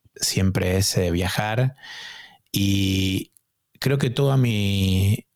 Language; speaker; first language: Spanish; native; Spanish